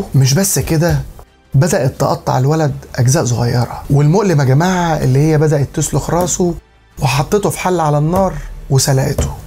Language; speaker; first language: Arabic; native; Arabic